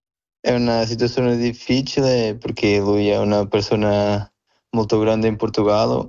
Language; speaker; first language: Italian; non-native, learner; Portuguese